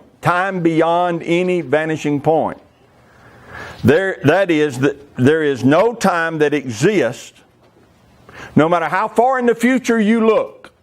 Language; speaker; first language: English; native; English